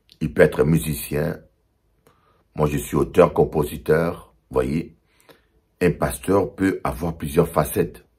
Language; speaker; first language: French; non-native, local second language; Lingala